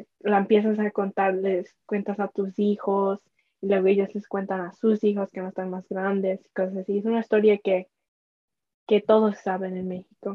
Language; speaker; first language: Spanish; early bilingual, heritage; Spanish